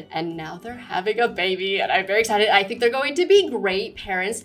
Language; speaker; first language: English; native; English